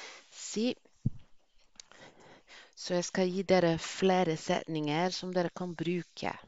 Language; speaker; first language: Norwegian; non-native, fluent; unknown